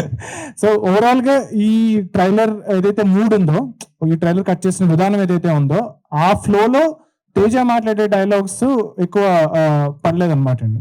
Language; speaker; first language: Telugu; native; Telugu